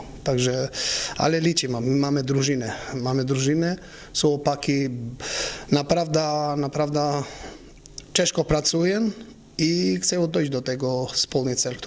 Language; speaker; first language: Polish; non-native, learner; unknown